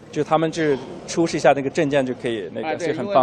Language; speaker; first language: Chinese; native; Chinese